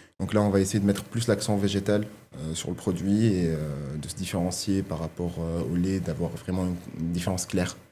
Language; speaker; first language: French; non-native, local second language; Arabic